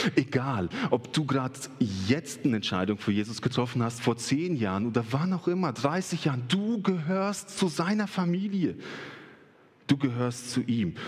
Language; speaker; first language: German; early bilingual, other home language; Russian